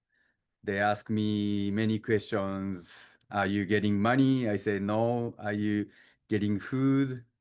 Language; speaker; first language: English; non-native, learner; Japanese